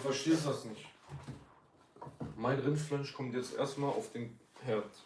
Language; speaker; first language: German; early bilingual, other home language; Kurdish